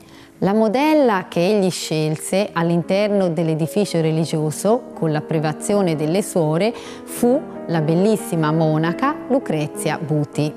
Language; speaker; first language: Italian; native; Italian